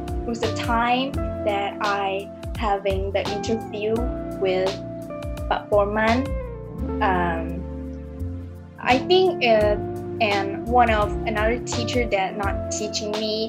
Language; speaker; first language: English; early bilingual, other home language; Indonesian